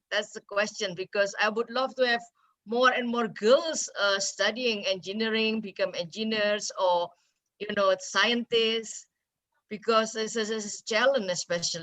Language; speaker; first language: English; non-native, fluent; Indonesian